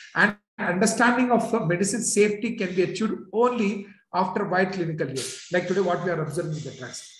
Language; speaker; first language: English; non-native, local second language; Urdu